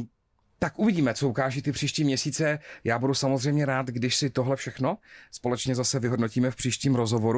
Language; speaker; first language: Czech; native; Czech